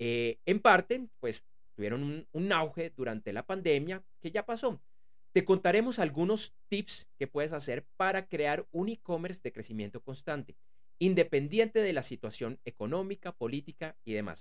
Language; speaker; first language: Spanish; native; Spanish